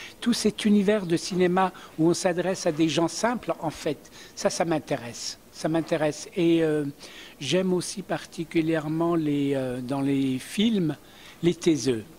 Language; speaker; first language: French; early bilingual, other home language; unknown